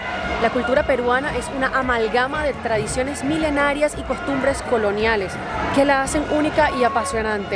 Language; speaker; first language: Spanish; native; Spanish